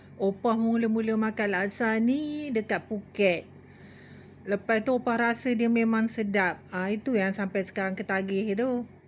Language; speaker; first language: Malay; native; Malay